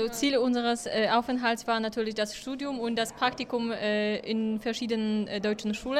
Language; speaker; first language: German; non-native, fluent; Polish